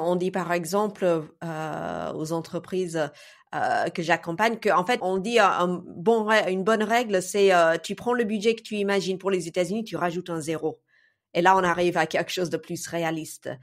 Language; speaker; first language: French; non-native, fluent; English